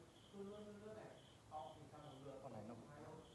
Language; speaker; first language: Vietnamese; native; Vietnamese